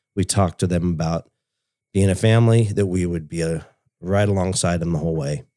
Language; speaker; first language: English; native; English